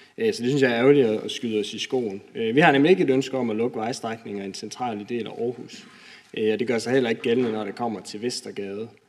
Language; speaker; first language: Danish; native; Danish